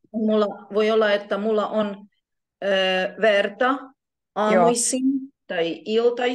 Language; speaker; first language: Finnish; non-native, learner; Ukrainian